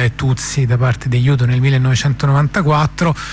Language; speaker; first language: Italian; native; Italian